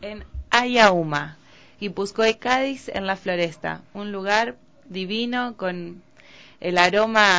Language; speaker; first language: Spanish; native; Spanish